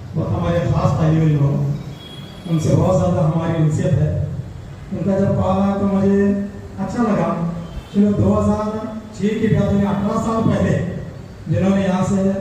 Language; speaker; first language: Urdu; native; Urdu